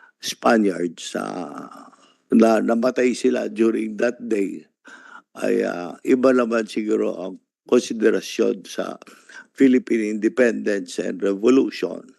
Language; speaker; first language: Filipino; non-native, local second language; Aklanon